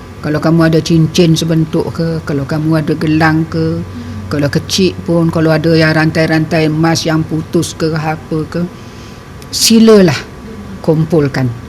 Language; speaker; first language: Malay; native; Malay